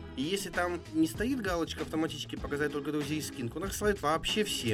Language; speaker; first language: Russian; native; Russian